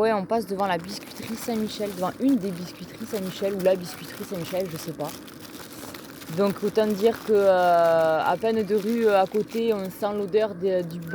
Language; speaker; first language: French; native; French